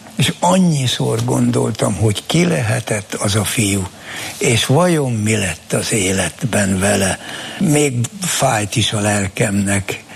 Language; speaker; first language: Hungarian; native; Hungarian